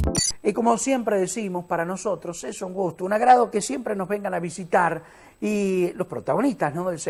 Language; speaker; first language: Spanish; native; Spanish